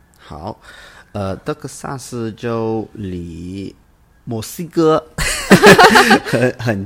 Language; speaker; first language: Chinese; non-native, learner; English